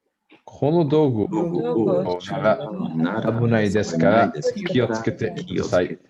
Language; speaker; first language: Japanese; non-native, learner; English